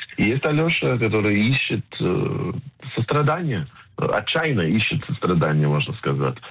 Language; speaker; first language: Russian; non-native, fluent; Hebrew